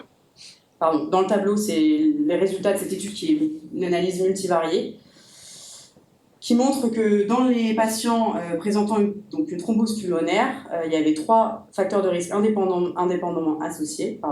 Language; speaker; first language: French; native; French